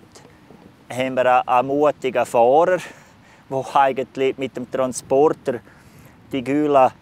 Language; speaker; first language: German; native; German